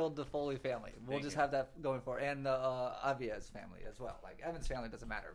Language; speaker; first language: English; native; English